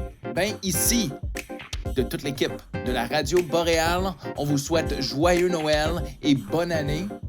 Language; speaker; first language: French; native; French